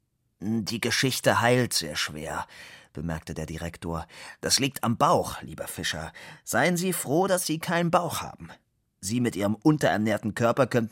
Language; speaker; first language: German; native; German